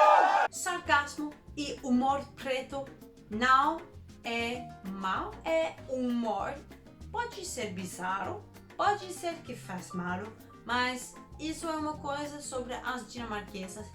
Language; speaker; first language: Portuguese; non-native, learner; Danish